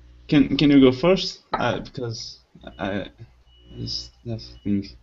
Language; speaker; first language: English; non-native, learner; Portuguese